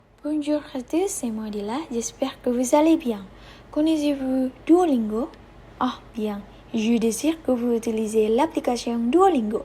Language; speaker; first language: French; non-native, learner; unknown